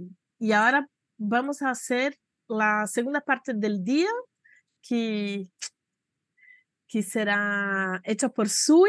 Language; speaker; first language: Spanish; non-native, fluent; Portuguese